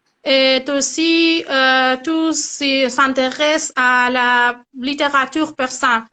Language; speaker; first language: French; non-native, learner; Persian